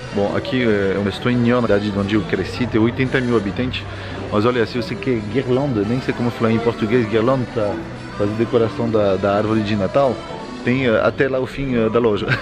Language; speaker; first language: Portuguese; native; Portuguese